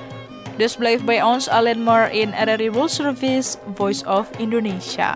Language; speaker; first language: Dutch; non-native, fluent; Indonesian